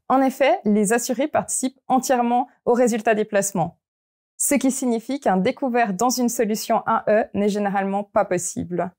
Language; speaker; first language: French; native; French